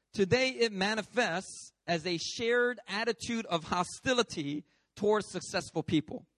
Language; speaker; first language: English; native; English